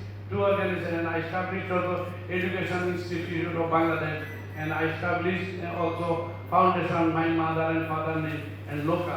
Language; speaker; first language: English; non-native, learner; Bangla